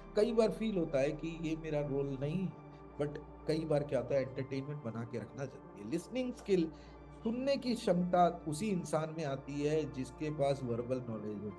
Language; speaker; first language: Hindi; non-native, local second language; Malayalam